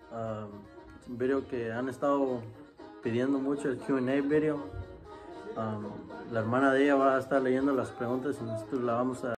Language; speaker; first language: Spanish; early bilingual, other home language; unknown